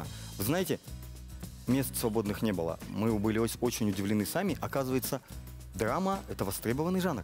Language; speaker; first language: Russian; native; Russian